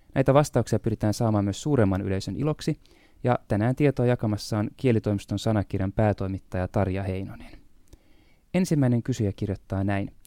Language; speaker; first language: Finnish; native; Finnish